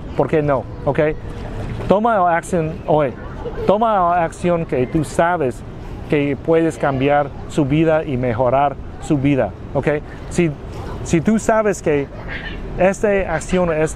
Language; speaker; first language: Spanish; non-native, learner; Vietnamese